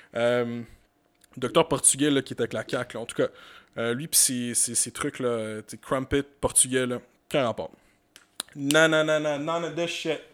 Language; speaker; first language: French; native; French